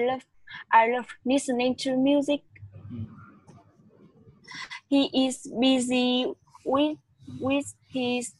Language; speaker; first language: English; non-native, learner; Vietnamese